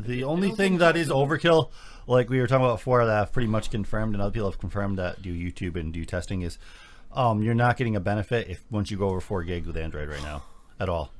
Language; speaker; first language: English; native; English